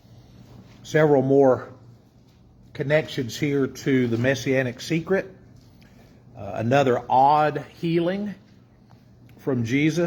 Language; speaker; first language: English; native; English